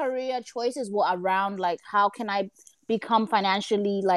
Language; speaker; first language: English; early bilingual, other home language; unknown